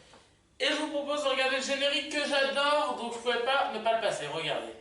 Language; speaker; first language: French; native; French